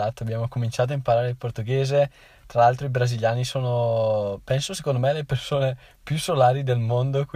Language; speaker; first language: Italian; native; Italian